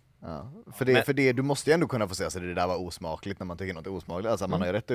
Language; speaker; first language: Swedish; native; Swedish